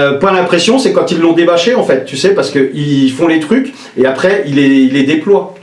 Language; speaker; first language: French; native; French